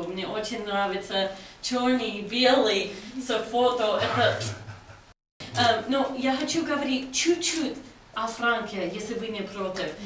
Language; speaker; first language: Russian; non-native, fluent; English